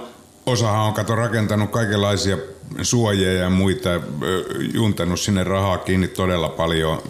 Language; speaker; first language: Finnish; native; Finnish